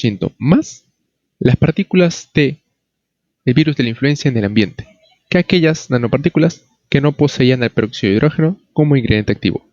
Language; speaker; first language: Spanish; native; Spanish